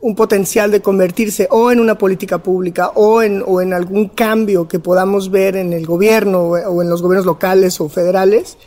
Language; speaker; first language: Spanish; native; Spanish